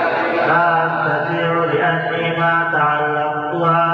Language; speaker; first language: Arabic; non-native, fluent; Bangla